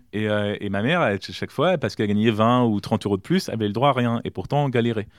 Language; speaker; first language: French; native; French